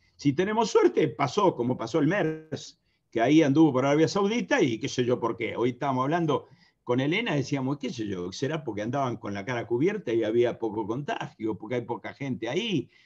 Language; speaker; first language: Spanish; native; Spanish